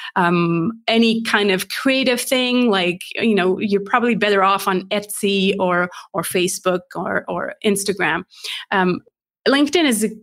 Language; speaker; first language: English; non-native, fluent; Swiss German